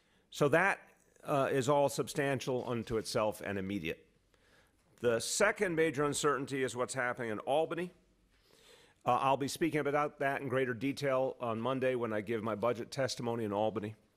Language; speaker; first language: English; native; English